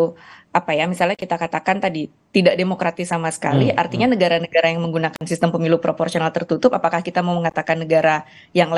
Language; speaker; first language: Indonesian; native; Indonesian